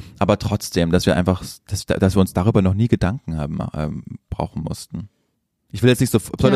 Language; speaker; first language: German; native; German